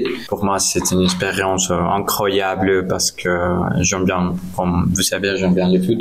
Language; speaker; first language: French; non-native, learner; Spanish